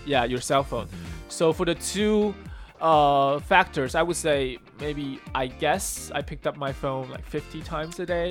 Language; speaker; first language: English; early bilingual, other home language; Chinese